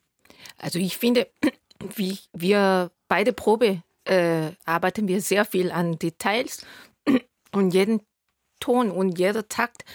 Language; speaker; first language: German; non-native, fluent; Korean